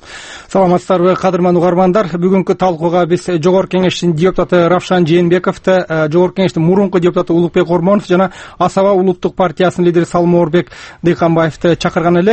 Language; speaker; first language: Kyrgyz; native; Kyrgyz